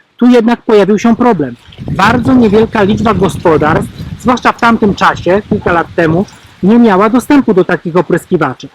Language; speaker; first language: Polish; native; Polish